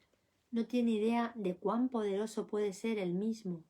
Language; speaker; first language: Spanish; native; Spanish